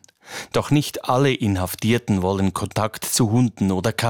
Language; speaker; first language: German; native; German